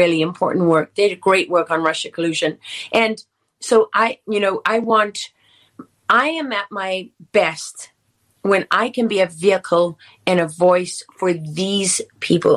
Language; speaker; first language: English; native; English